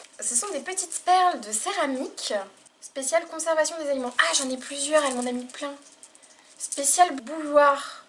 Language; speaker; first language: French; native; French